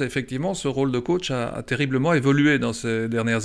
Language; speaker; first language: French; native; French